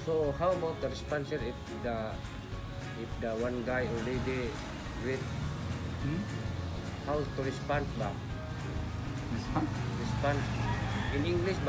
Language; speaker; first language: English; non-native, learner; Cebuano